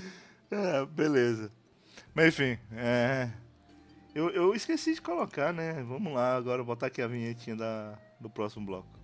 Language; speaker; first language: Portuguese; native; Portuguese